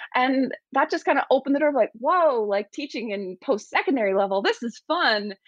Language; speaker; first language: English; native; English